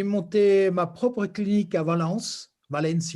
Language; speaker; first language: French; native; French